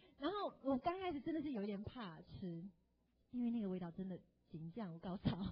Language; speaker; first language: Chinese; non-native, fluent; English